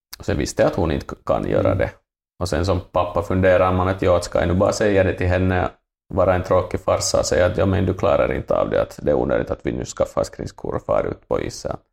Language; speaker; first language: Swedish; native; Swedish